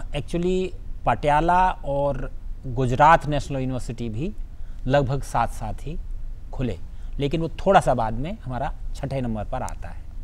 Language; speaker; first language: Hindi; native; Hindi